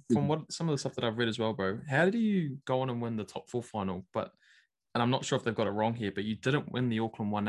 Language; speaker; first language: English; native; English